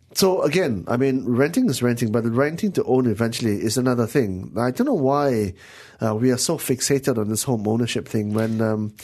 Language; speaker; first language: English; non-native, local second language; Min Nan Chinese